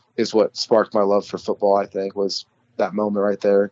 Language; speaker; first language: English; native; English